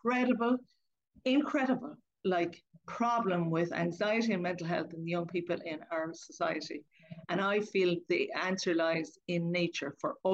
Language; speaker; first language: English; native; English